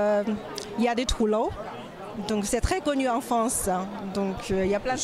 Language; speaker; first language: French; non-native, learner; Chinese